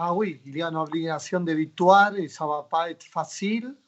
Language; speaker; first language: French; non-native, fluent; Spanish